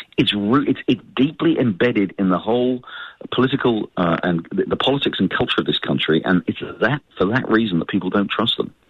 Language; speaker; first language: English; native; English